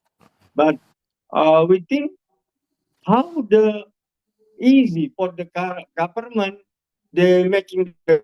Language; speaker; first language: English; non-native, learner; Indonesian